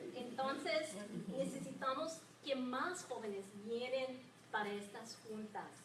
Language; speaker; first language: Spanish; non-native, learner; English